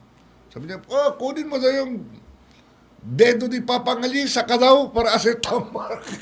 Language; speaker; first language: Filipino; non-native, local second language; Chavacano